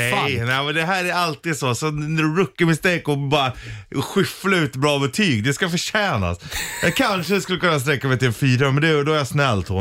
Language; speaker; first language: Swedish; native; Swedish